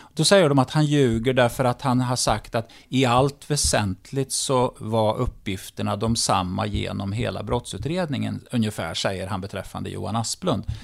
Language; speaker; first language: Swedish; native; Swedish